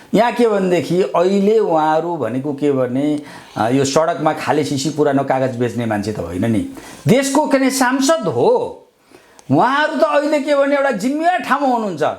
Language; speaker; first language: Nepali; native; Nepali